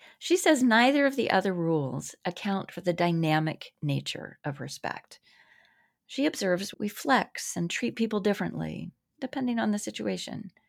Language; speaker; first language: English; native; English